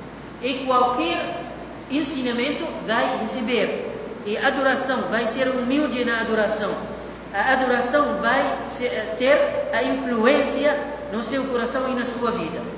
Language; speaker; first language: Portuguese; non-native, fluent; Arabic